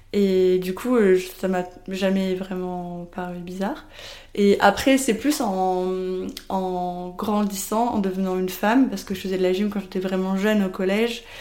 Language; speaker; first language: French; native; French